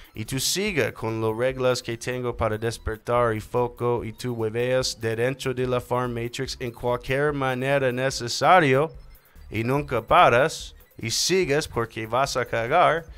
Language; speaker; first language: Spanish; non-native, learner; English